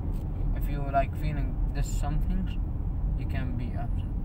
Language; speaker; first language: English; non-native, learner; Arabic